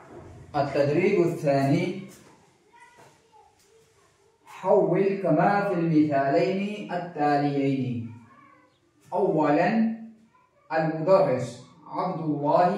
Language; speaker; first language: Arabic; non-native, fluent; Urdu